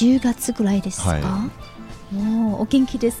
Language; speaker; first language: Japanese; non-native, fluent; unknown